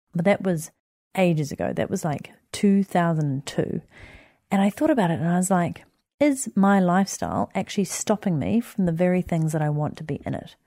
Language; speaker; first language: English; native; English